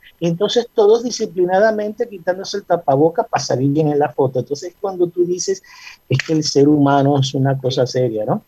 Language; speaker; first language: Spanish; native; Spanish